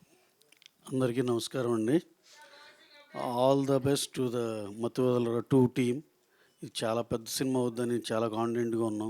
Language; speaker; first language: Telugu; native; Telugu